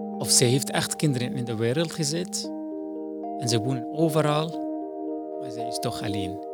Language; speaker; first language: Dutch; non-native, fluent; Arabic